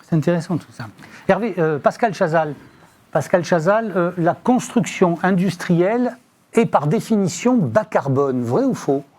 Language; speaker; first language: French; native; French